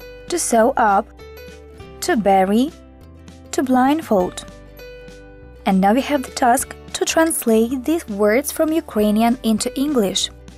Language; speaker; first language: English; non-native, fluent; Ukrainian